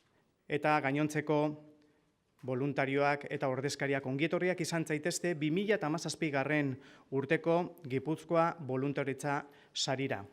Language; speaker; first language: Basque; native; Basque